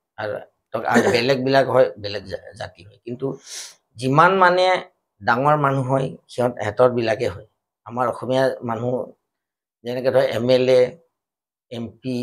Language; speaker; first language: Assamese; native; Assamese